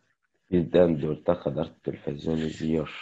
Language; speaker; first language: Turkish; non-native, learner; Arabic